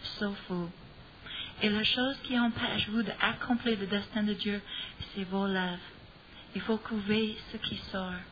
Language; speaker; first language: French; non-native, fluent; English